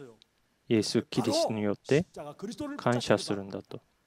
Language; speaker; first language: Japanese; non-native, fluent; Korean